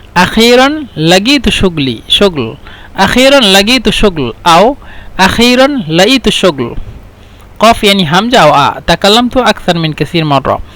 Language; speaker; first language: Egyptian Arabic; non-native, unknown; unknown